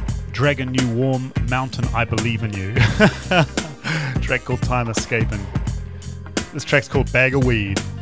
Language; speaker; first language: English; native; English